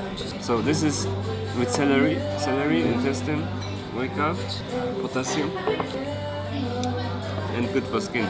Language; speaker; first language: English; non-native, fluent; German